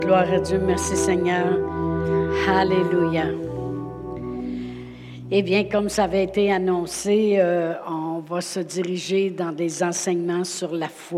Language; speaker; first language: French; native; French